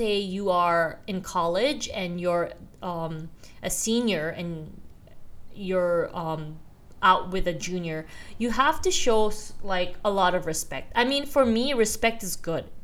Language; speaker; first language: English; non-native, local second language; Korean